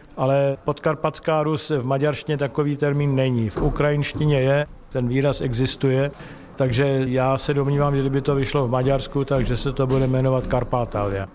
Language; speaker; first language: Czech; native; Czech